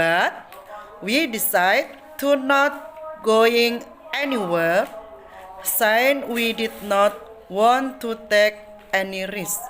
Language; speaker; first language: English; non-native, learner; Indonesian